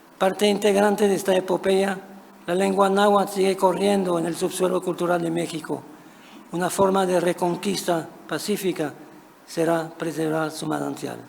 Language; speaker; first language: Spanish; non-native, fluent; French